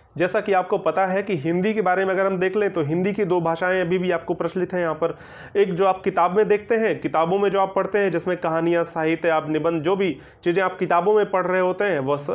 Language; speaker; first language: Hindi; native; Hindi